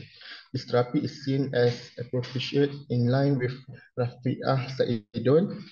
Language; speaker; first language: English; non-native, local second language; Malay